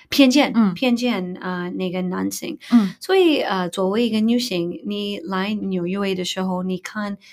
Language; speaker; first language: Chinese; non-native, fluent; English